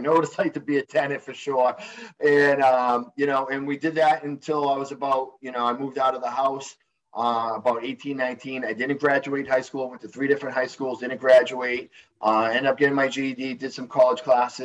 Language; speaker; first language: English; native; English